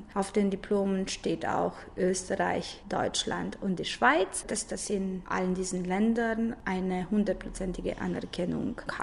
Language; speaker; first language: German; non-native, fluent; Romanian